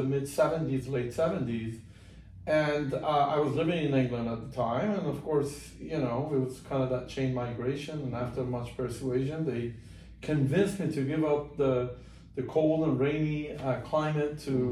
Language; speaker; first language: English; non-native, fluent; Persian